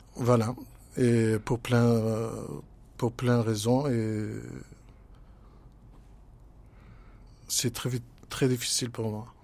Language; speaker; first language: French; non-native, learner; Kurdish